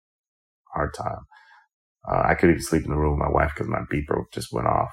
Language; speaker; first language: English; native; English